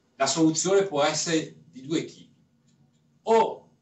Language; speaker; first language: Italian; native; Italian